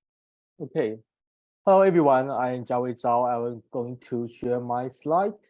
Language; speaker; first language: English; non-native, fluent; Chinese